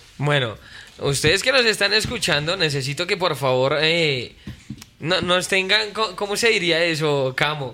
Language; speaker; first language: Spanish; native; Spanish